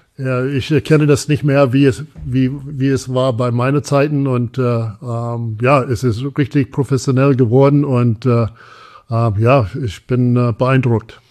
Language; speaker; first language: German; non-native, fluent; English